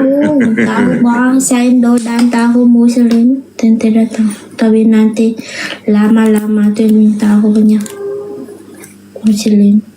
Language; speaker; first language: Indonesian; non-native, learner; Vietnamese